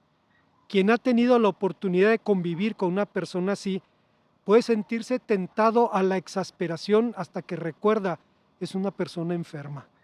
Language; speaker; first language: Spanish; native; Spanish